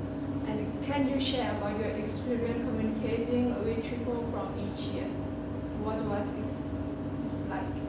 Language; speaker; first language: English; non-native, learner; Thai